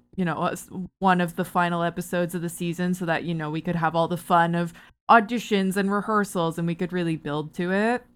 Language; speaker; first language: English; native; English